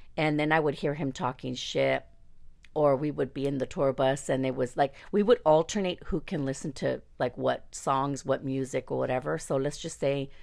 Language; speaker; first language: English; early bilingual, other home language; Spanish